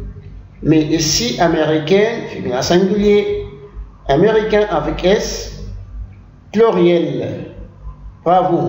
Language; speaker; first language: French; non-native, local second language; Arabic